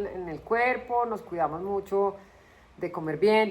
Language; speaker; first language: Spanish; native; Spanish